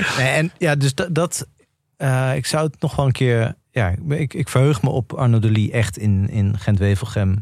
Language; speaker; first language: Dutch; native; Dutch